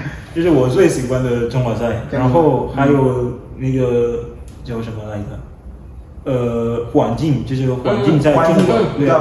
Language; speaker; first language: Chinese; non-native, learner; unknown